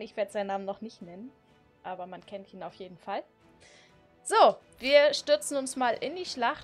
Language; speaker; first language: German; native; German